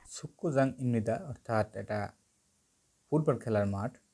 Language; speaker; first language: Korean; non-native, learner; Bangla